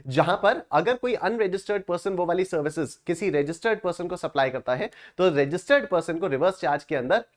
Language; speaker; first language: Hindi; native; Hindi